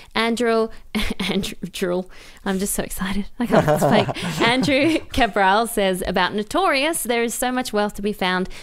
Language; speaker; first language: English; native; English